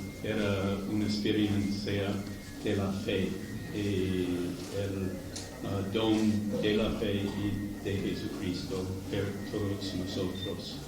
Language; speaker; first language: Spanish; non-native, learner; English